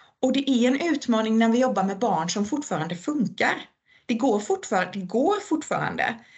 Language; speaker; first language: Swedish; native; Swedish